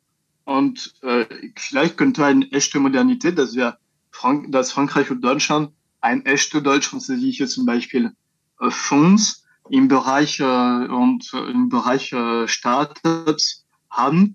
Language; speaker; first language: German; non-native, learner; French